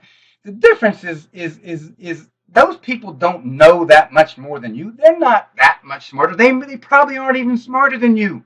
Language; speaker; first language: English; native; English